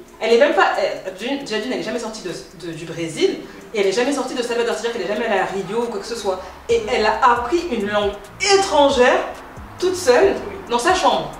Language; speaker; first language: French; native; French